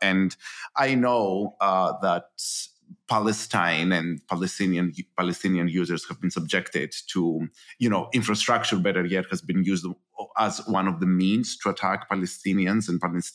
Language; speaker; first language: English; non-native, fluent; Greek